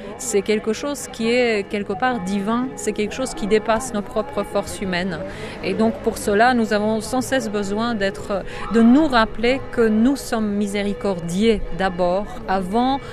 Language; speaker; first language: French; non-native, fluent; Polish